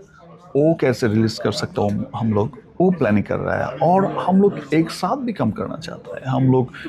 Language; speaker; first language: Hindi; non-native, learner; Bangla